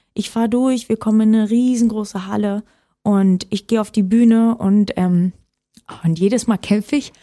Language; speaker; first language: German; native; German